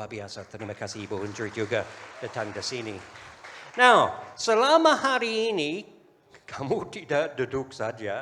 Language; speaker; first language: Indonesian; non-native, fluent; English